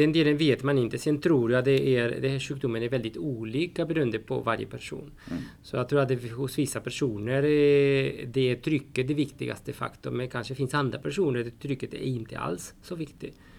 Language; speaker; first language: Swedish; non-native, fluent; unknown